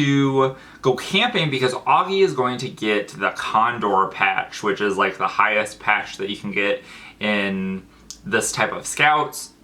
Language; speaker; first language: English; native; English